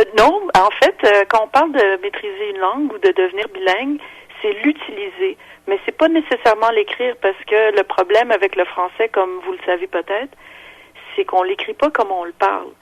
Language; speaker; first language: French; non-native, local second language; English